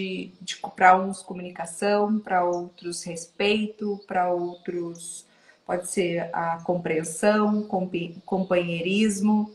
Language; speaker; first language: Portuguese; native; Portuguese